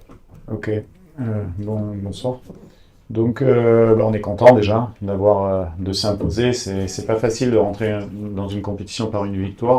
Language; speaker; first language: French; native; French